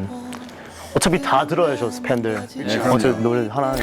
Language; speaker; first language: Korean; non-native, fluent; English